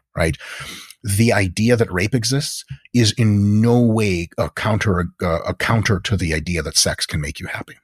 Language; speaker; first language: English; early bilingual, other home language; Russian